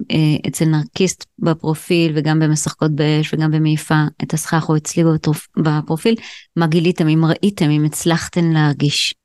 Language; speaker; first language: Hebrew; native; Hebrew